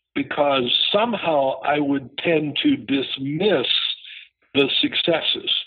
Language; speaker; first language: English; native; English